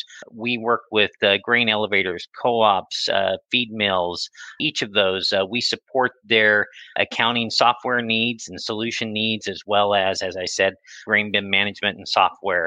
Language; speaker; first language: English; native; English